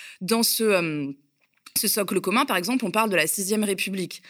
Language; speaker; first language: French; native; French